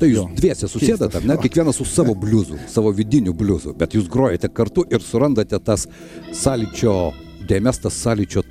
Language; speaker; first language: Lithuanian; native; Lithuanian